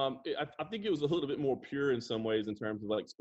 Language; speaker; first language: English; native; English